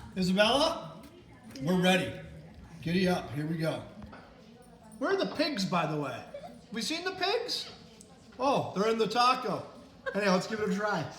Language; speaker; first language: English; native; English